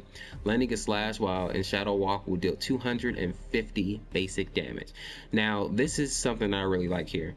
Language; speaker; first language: English; native; English